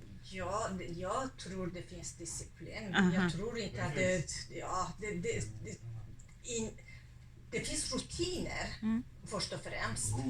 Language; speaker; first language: Swedish; non-native, fluent; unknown